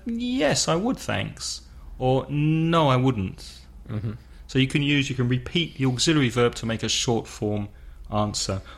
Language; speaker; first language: English; native; English